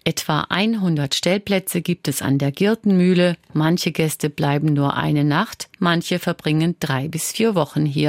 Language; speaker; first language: German; native; German